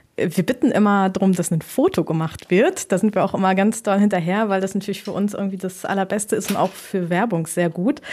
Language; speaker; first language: German; native; German